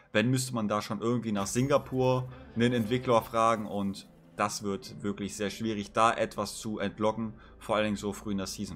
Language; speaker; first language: German; native; German